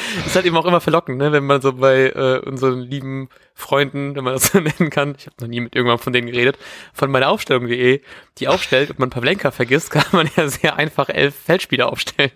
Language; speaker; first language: German; native; German